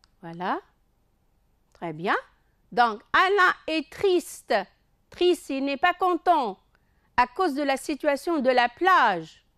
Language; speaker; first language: French; non-native, local second language; Arabic